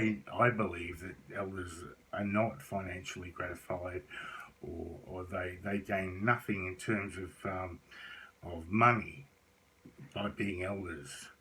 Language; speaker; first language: English; native; English